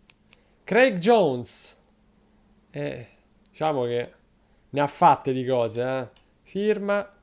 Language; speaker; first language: Italian; native; Italian